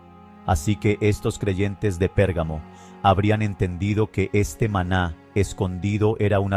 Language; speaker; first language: Spanish; native; Spanish